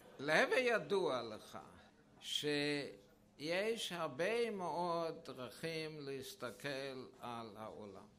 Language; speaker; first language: Hebrew; non-native, fluent; English